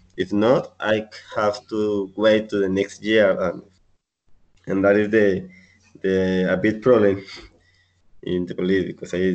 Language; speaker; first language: English; non-native, learner; Spanish